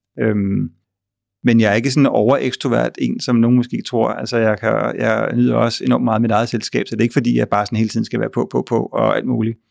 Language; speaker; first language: Danish; native; Danish